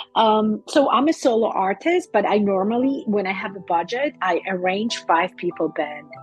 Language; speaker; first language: English; non-native, fluent; Russian